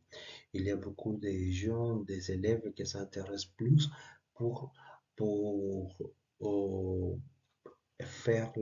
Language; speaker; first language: French; non-native, learner; Spanish